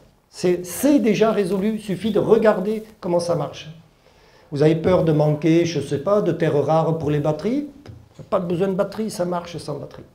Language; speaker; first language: French; early bilingual, other home language; German